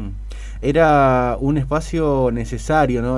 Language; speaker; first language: Spanish; native; Spanish